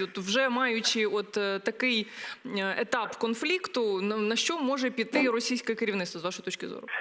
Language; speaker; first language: Ukrainian; native; Ukrainian